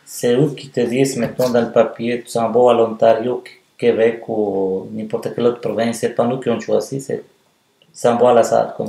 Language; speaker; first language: French; non-native, fluent; Spanish